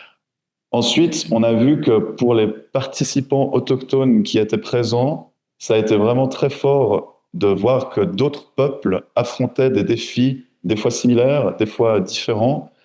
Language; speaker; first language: French; native; French